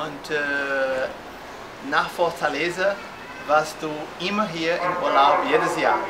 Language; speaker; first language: German; non-native, fluent; Portuguese